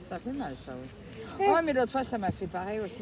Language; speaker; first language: French; native; French